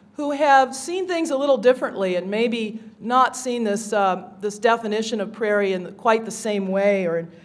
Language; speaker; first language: English; native; English